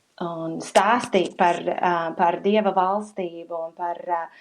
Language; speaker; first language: Latvian; non-native, fluent; English